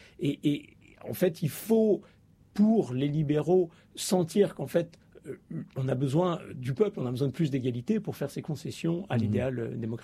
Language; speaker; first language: French; native; French